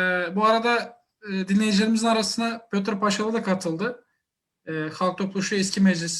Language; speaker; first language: Turkish; native; Turkish